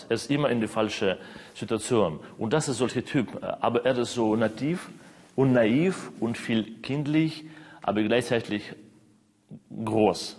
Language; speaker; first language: German; non-native, learner; Russian